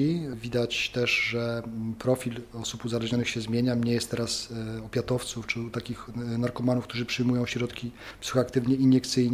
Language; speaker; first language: Polish; native; Polish